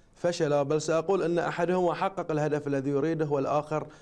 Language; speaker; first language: Arabic; native; Arabic